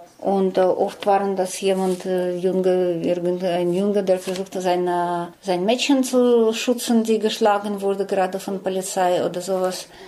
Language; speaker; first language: German; non-native, fluent; Russian